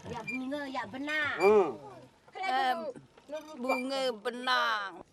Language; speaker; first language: Indonesian; non-native, local second language; Sasak